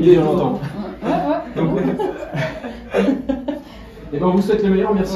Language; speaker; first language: French; native; French